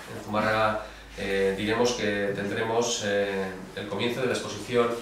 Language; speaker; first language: Spanish; non-native, local second language; Basque